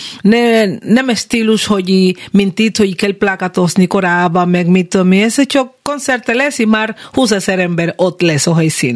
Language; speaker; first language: Hungarian; non-native, learner; Spanish